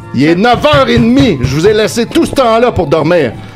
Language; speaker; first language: French; native; French